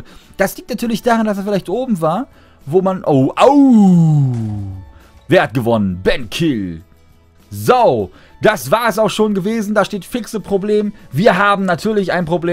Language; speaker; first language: German; native; German